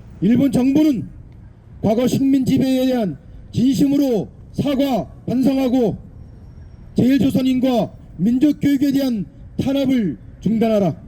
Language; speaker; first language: Korean; native; Korean